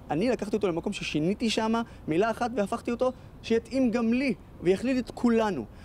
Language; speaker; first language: Hebrew; non-native, local second language; Arabic